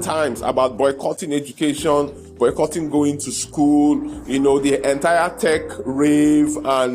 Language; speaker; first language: English; non-native, local second language; Igbo